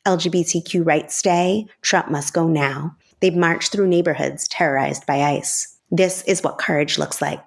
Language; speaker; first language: English; native; English